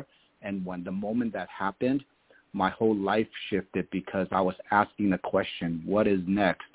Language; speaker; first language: English; early bilingual, other home language; German